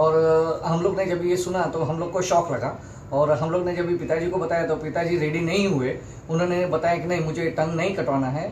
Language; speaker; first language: Hindi; native; Hindi